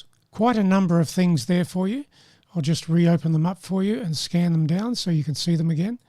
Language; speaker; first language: English; native; English